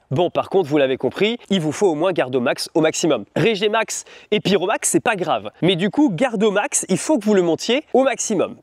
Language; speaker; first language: French; native; French